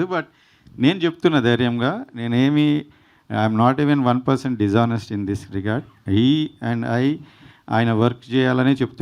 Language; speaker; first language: Telugu; native; Telugu